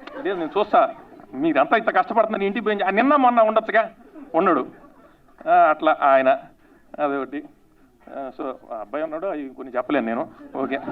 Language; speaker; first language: Telugu; native; Telugu